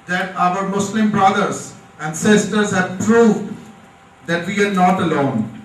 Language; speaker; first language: English; non-native, local second language; Urdu